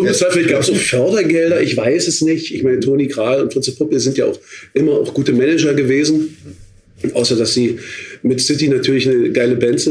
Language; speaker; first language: German; native; German